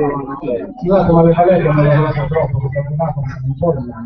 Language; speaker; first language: Italian; native; Italian